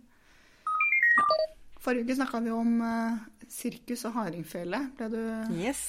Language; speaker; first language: Norwegian; native; Norwegian